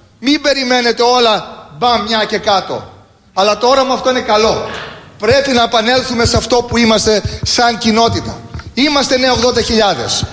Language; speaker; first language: Greek; early bilingual, heritage; Greek